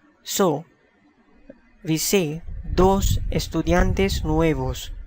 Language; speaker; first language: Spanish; non-native, fluent; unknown